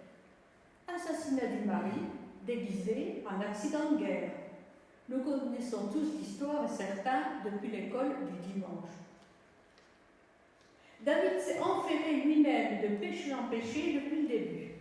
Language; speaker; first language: French; native; French